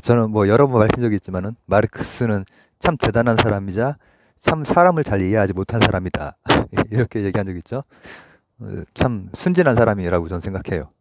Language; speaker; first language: Korean; native; Korean